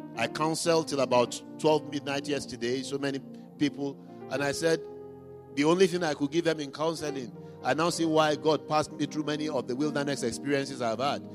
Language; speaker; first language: English; non-native, local second language; Igbo